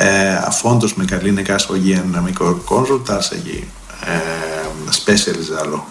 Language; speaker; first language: Hungarian; non-native, learner; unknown